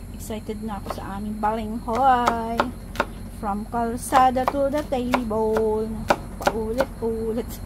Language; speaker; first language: Filipino; non-native, local second language; Hiligaynon